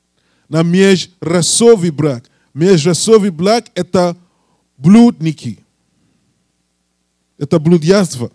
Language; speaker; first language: Russian; non-native, learner; English